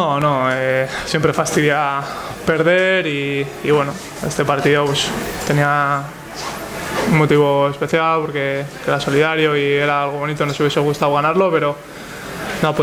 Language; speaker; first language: Spanish; native; Spanish